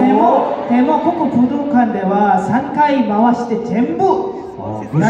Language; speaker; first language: Japanese; non-native, learner; Korean